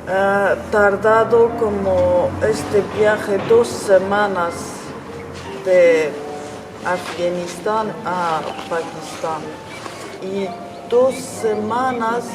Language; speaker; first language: Spanish; non-native, fluent; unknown